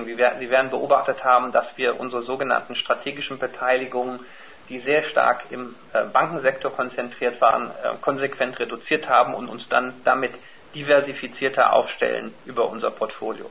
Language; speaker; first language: German; native; German